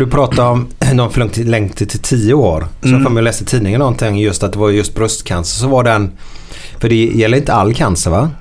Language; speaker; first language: Swedish; native; Swedish